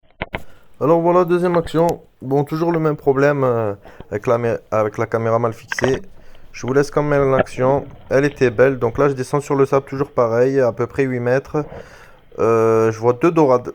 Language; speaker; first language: French; native; French